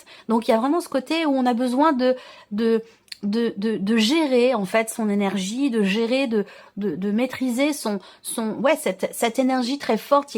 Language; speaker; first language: French; native; French